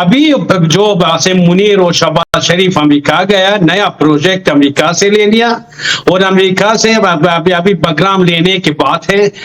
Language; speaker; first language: Hindi; non-native, learner; Pashto